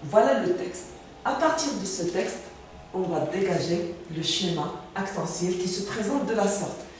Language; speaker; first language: French; non-native, local second language; Arabic